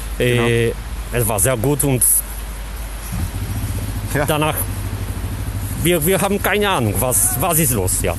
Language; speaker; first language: German; non-native, learner; Polish